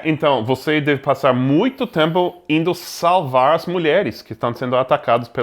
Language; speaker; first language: Portuguese; non-native, fluent; English